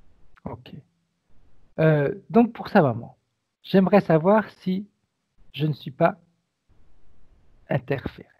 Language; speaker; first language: French; native; French